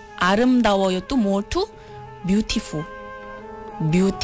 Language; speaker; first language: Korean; non-native, learner; Malay